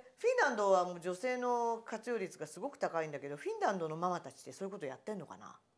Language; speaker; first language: Japanese; native; Japanese